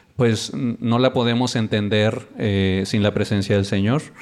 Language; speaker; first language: Spanish; native; Spanish